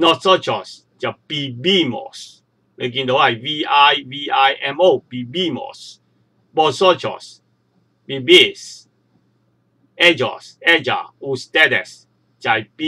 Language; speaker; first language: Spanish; non-native, learner; Cantonese